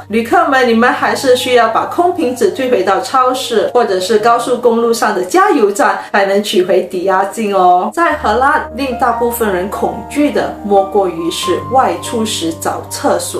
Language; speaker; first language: Chinese; native; Chinese